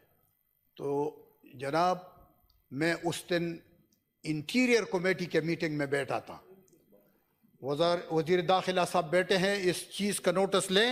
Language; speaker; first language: Urdu; non-native, local second language; Pashto